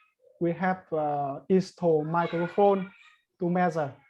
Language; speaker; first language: English; non-native, learner; Vietnamese